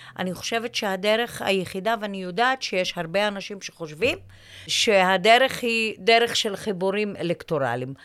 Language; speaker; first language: Hebrew; non-native, local second language; Arabic